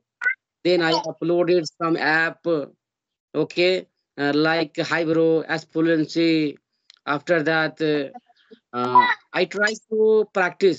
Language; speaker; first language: English; non-native, learner; Hindi